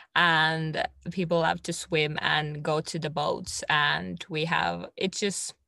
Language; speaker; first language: English; non-native, fluent; Finnish